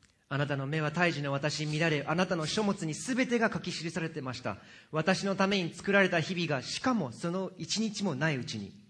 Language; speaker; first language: Japanese; native; Japanese